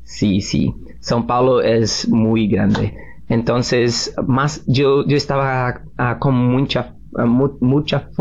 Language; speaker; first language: Spanish; non-native, learner; Portuguese